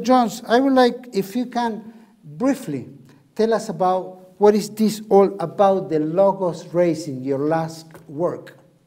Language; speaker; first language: English; non-native, learner; Spanish